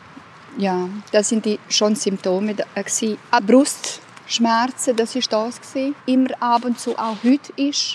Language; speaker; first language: German; non-native, fluent; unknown